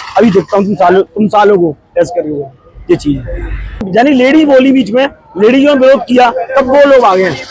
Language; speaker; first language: Hindi; native; Hindi